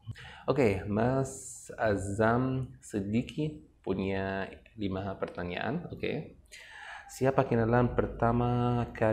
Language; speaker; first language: Indonesian; non-native, fluent; Arabic